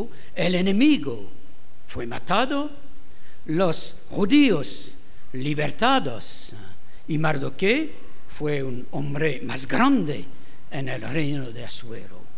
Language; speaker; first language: Spanish; non-native, fluent; French